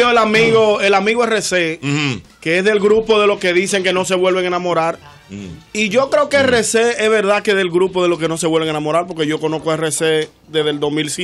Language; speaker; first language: Spanish; native; Spanish